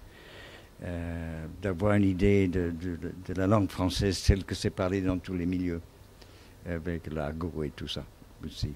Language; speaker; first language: French; non-native, fluent; English